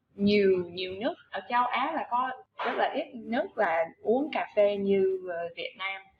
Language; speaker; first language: Vietnamese; non-native, fluent; English